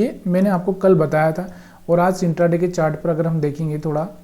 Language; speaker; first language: Hindi; native; Hindi